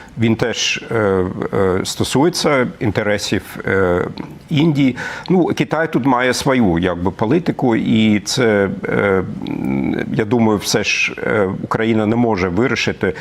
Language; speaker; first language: Ukrainian; non-native, fluent; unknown